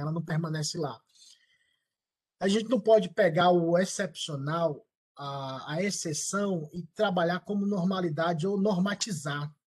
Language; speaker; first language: Portuguese; native; Portuguese